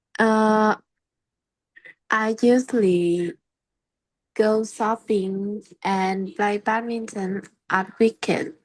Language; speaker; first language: English; non-native, learner; Vietnamese